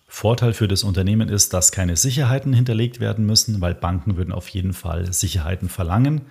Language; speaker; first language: German; native; German